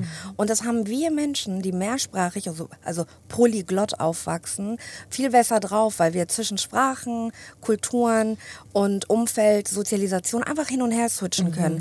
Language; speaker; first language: German; early bilingual, other home language; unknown